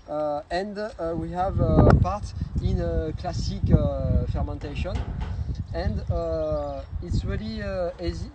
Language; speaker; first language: English; non-native, learner; French